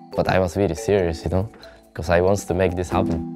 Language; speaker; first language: English; non-native, learner; Japanese